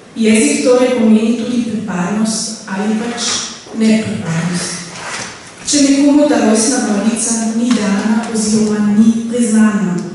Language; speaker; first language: Slovenian; non-native, local second language; German